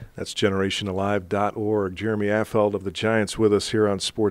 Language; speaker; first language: English; native; English